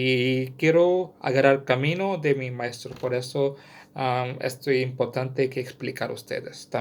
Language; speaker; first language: Spanish; non-native, learner; Sindhi